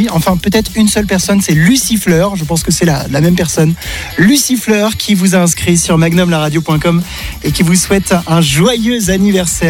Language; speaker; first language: French; native; French